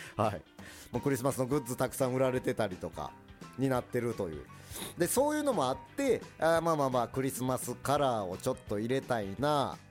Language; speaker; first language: Japanese; early bilingual, other home language; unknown